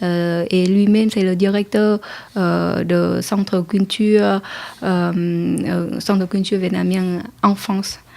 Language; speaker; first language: French; non-native, learner; Vietnamese